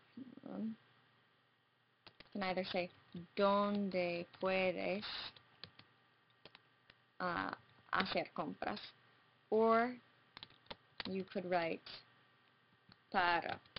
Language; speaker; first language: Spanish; non-native, fluent; English